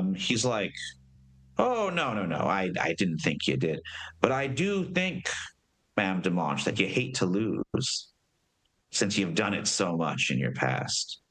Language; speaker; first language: English; native; English